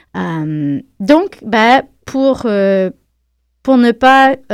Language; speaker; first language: French; native; French